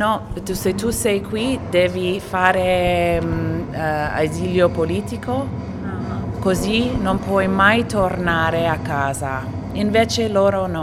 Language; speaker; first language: Italian; non-native, fluent; Arabic